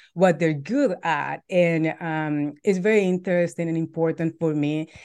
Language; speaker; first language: English; non-native, fluent; Spanish